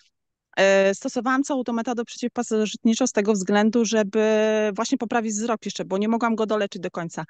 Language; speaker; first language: Polish; native; Polish